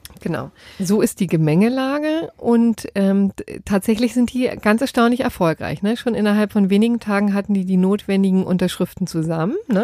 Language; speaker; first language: German; native; German